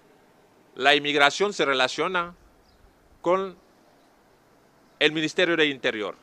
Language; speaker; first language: Spanish; non-native, fluent; Serer